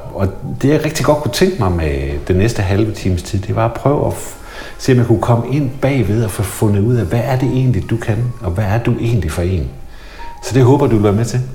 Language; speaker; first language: Danish; native; Danish